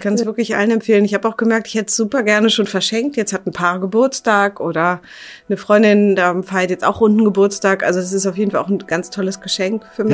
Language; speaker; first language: German; native; German